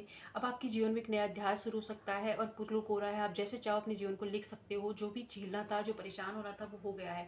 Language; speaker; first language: Hindi; native; Hindi